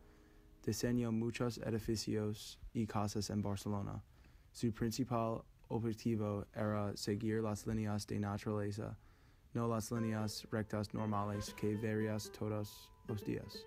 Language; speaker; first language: Spanish; non-native, learner; English